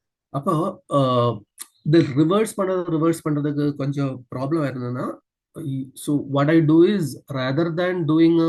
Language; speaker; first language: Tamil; non-native, learner; Malayalam